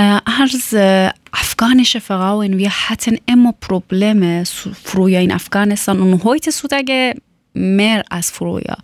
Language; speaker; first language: German; non-native, learner; Persian